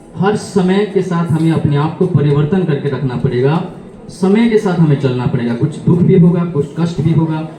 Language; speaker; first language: Hindi; non-native, local second language; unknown